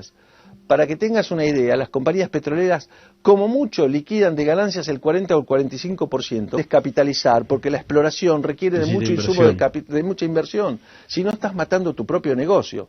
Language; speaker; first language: Spanish; native; Spanish